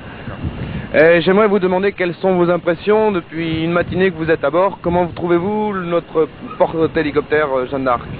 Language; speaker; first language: French; native; French